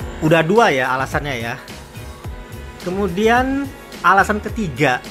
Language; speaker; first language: Indonesian; native; Indonesian